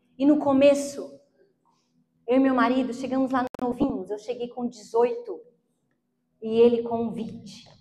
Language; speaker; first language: Portuguese; native; Portuguese